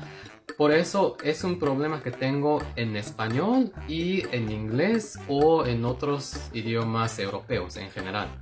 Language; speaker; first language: Spanish; non-native, fluent; Japanese